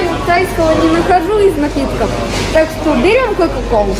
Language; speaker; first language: Russian; early bilingual, heritage; Russian